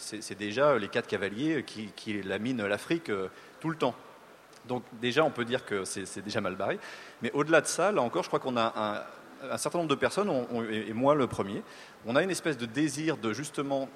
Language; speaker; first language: French; native; French